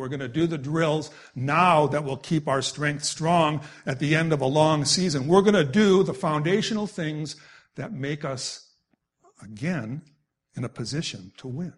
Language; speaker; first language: English; native; English